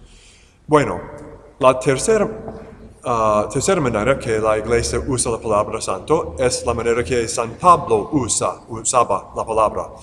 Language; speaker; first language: Spanish; non-native, fluent; English